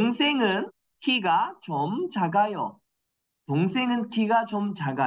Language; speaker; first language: Korean; non-native, fluent; Kyrgyz